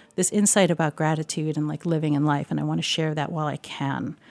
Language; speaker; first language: English; native; English